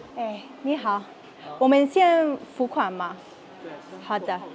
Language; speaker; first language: Chinese; non-native, fluent; English